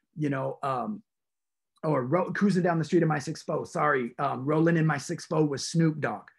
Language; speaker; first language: English; native; English